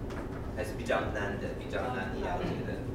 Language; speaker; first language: Chinese; non-native, learner; English